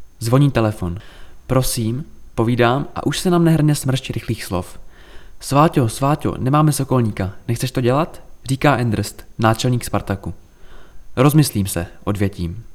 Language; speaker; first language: Czech; native; Czech